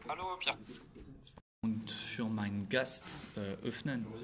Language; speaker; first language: German; non-native, learner; French